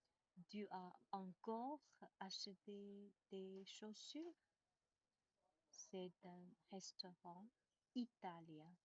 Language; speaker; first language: French; non-native, learner; Chinese